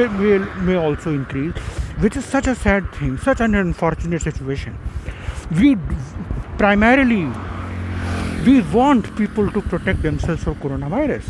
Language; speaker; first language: English; non-native, local second language; Hindi